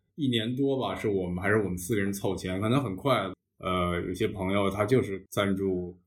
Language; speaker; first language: Chinese; native; Chinese